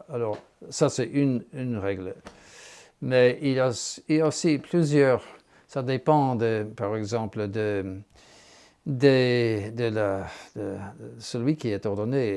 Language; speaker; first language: French; non-native, fluent; English